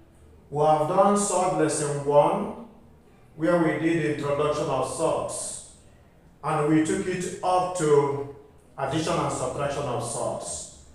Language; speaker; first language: English; non-native, local second language; Igbo